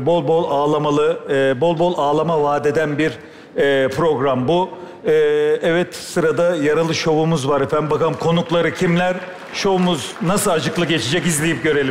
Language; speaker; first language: Turkish; native; Turkish